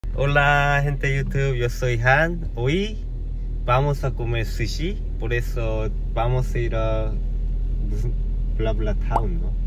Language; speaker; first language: Spanish; non-native, learner; Korean